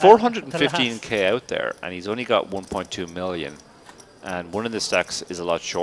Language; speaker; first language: English; native; English